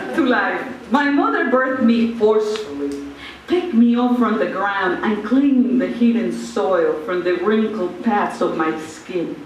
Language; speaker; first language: English; non-native, local second language; Spanish